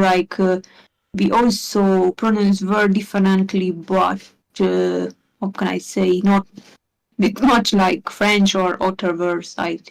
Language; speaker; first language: English; non-native, learner; Hungarian